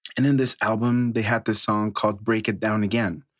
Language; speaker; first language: English; early bilingual, other home language; Spanish